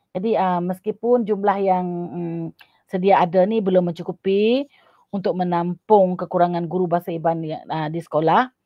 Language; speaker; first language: Malay; non-native, local second language; Iban